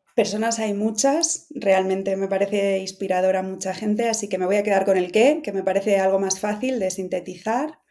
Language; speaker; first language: Spanish; native; Spanish